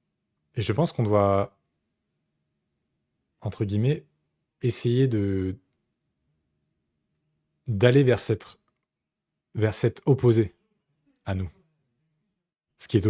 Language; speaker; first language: French; native; French